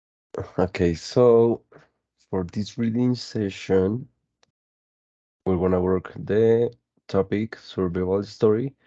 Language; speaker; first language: English; non-native, fluent; Spanish